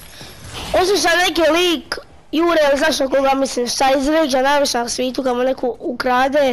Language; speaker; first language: Croatian; native; Croatian